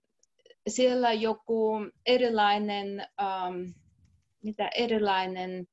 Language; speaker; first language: Finnish; non-native, learner; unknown